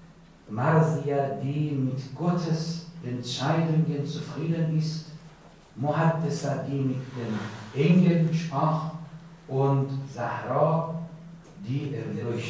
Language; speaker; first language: German; non-native, learner; Persian